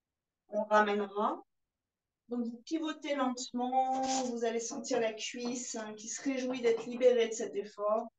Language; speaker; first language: French; native; French